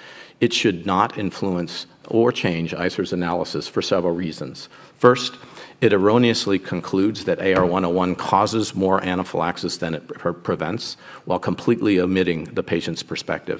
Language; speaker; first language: English; native; English